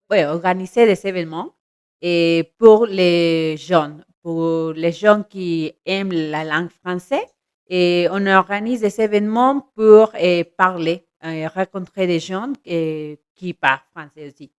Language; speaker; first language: French; non-native, learner; Spanish